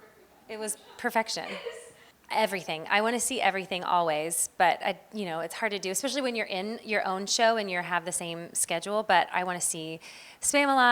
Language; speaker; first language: English; native; English